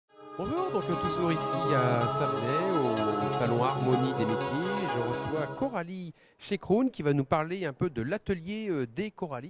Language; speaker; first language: French; native; French